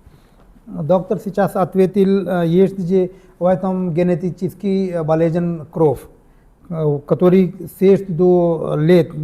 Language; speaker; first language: Russian; non-native, learner; Hindi